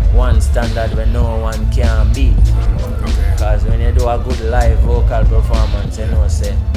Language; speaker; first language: English; non-native, fluent; Italian